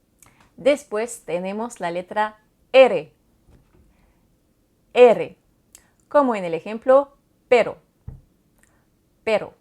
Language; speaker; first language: Spanish; non-native, fluent; French